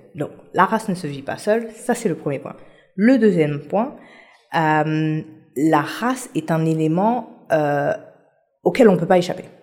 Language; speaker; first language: French; non-native, local second language; Haitian Creole